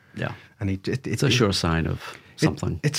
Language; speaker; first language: English; native; English